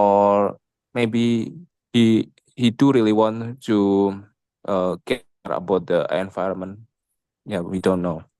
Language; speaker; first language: English; non-native, local second language; Indonesian